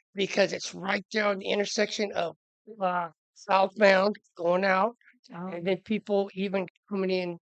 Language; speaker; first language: English; native; English